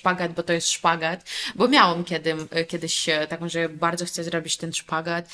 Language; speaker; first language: Polish; non-native, fluent; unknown